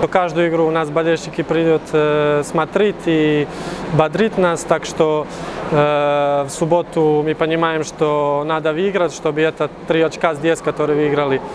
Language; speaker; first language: Russian; non-native, fluent; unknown